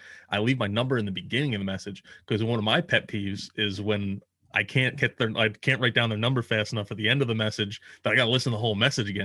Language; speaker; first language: English; native; English